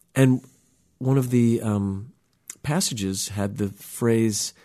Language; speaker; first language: English; native; English